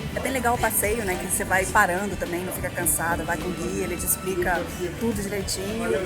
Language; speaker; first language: Portuguese; native; Portuguese